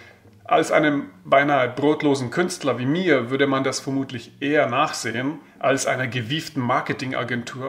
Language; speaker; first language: German; native; German